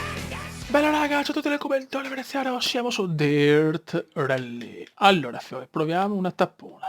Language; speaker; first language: Italian; native; Italian